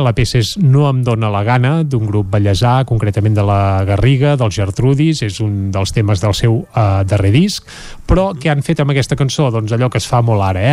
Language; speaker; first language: Catalan; native; Catalan